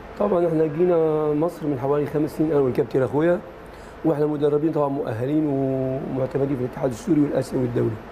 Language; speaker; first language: Arabic; native; Arabic